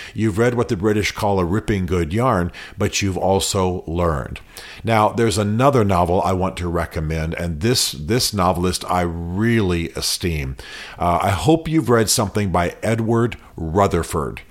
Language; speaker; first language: English; native; English